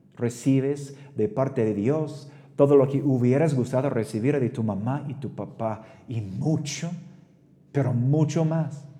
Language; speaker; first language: Spanish; non-native, fluent; English